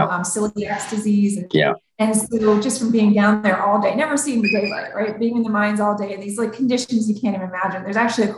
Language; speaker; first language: English; native; English